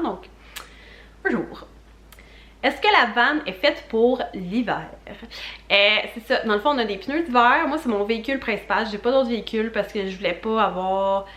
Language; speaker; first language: French; native; French